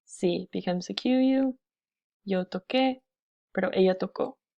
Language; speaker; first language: Spanish; non-native, fluent; English